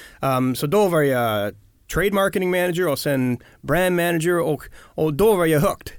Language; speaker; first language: Swedish; non-native, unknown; English